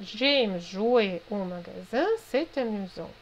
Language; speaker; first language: French; non-native, fluent; Russian